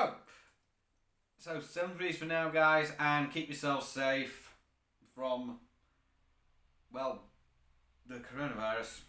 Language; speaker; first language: English; native; English